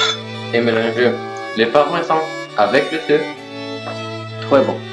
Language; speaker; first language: French; non-native, learner; Spanish